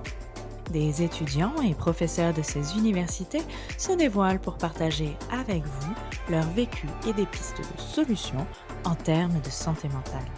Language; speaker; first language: French; native; French